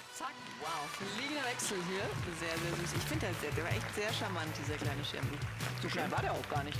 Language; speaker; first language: German; native; German